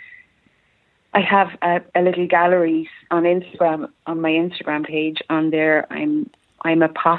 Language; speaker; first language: English; native; English